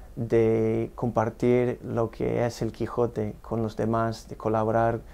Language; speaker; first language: Spanish; non-native, fluent; English